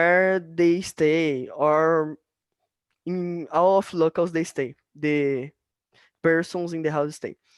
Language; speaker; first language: English; non-native, learner; Portuguese